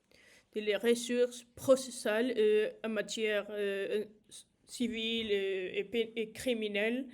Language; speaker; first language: French; non-native, learner; Spanish